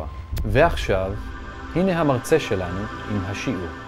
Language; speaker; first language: Hebrew; native; Hebrew